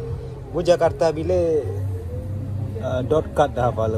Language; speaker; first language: Turkish; non-native, learner; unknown